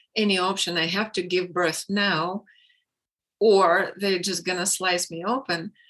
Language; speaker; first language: English; non-native, fluent; Russian